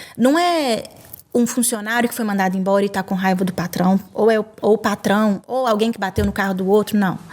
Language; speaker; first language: Portuguese; native; Portuguese